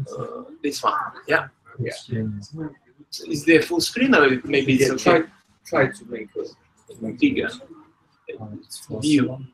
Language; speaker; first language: English; non-native, fluent; Russian